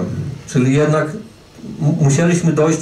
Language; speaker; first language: Polish; native; Polish